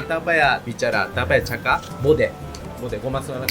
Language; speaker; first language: Indonesian; non-native, learner; Japanese